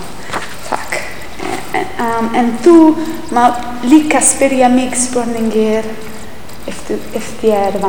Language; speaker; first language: Icelandic; non-native, learner; English